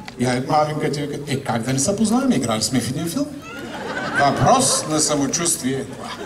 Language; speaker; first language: Bulgarian; native; Bulgarian